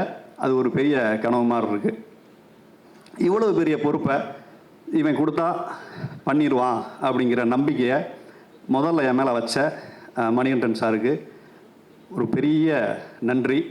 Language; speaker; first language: Tamil; native; Tamil